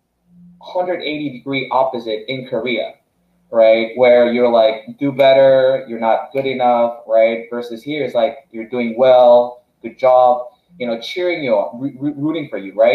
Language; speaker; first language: English; non-native, fluent; Korean